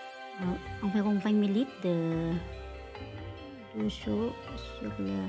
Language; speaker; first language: French; non-native, learner; Vietnamese